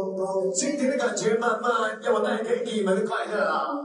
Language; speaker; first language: Chinese; native; Chinese